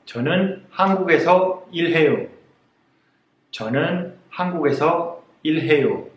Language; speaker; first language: Korean; non-native, fluent; Spanish